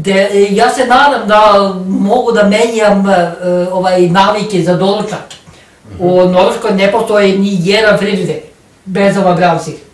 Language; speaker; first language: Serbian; non-native, learner; Norwegian